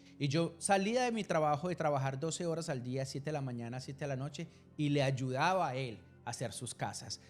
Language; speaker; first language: Spanish; native; Spanish